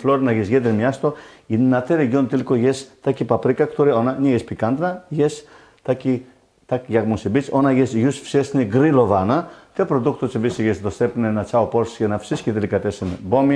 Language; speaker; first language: Polish; non-native, fluent; Greek